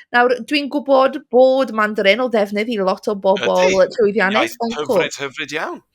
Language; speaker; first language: Welsh; non-native, local second language; English